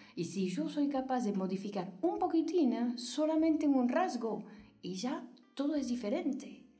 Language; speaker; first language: Spanish; non-native, fluent; French